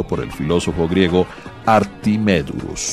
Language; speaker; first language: Spanish; native; Spanish